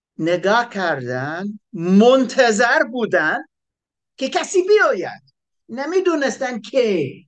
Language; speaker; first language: Persian; non-native, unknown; English